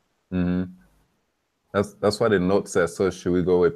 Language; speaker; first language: English; native; English